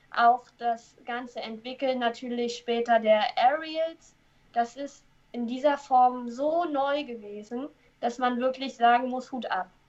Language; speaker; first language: German; native; German